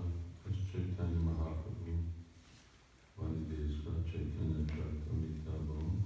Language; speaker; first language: Hungarian; early bilingual, heritage; Hungarian